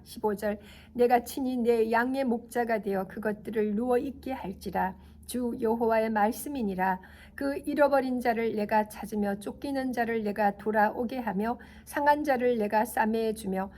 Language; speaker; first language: Korean; native; Korean